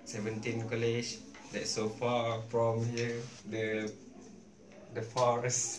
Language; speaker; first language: English; non-native, learner; Malay